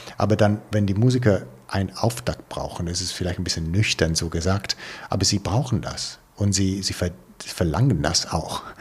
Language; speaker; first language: German; non-native, fluent; Italian